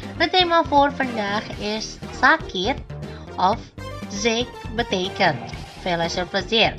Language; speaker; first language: Dutch; non-native, fluent; Indonesian